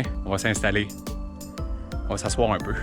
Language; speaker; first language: French; native; French